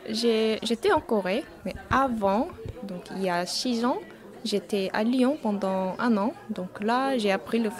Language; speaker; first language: French; non-native, fluent; Korean